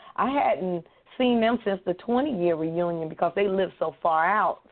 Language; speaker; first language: English; native; English